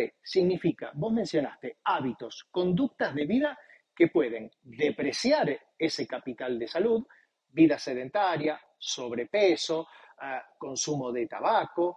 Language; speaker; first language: Spanish; native; Spanish